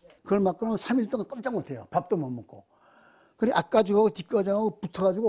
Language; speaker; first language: Korean; native; Korean